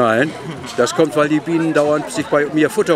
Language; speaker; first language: German; native; German